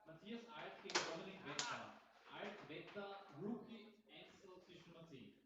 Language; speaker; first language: German; native; German